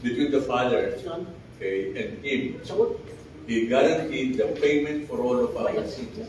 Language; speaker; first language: English; non-native, local second language; Filipino